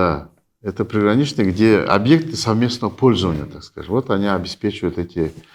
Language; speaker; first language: Russian; non-native, local second language; Kyrgyz